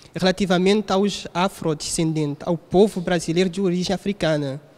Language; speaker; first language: Portuguese; non-native, local second language; Kabuverdianu